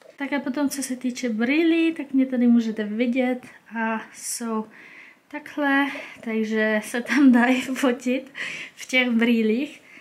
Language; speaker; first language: Czech; early bilingual, heritage; Czech